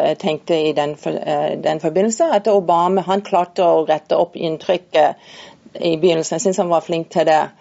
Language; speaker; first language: Norwegian; non-native, fluent; English